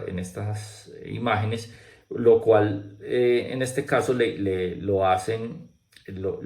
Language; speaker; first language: Spanish; native; Spanish